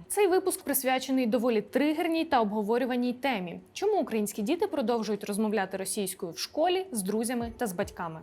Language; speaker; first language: Ukrainian; non-native, local second language; Russian